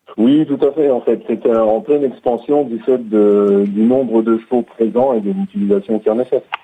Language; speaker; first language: French; native; French